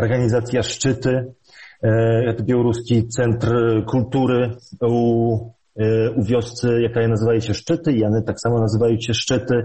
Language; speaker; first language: Belarusian; early bilingual, heritage; Polish